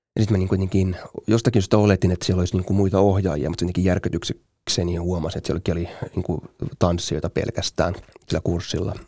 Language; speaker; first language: Finnish; native; Finnish